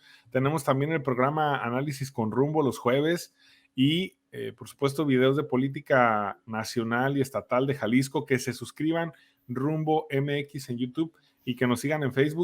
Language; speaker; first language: Spanish; native; Spanish